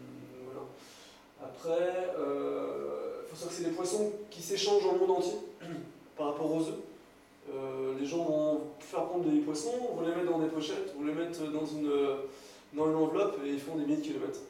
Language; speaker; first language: French; native; French